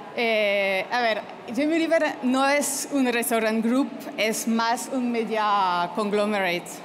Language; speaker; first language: Spanish; non-native, fluent; French